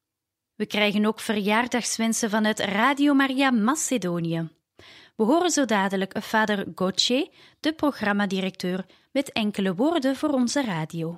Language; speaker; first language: Dutch; native; Dutch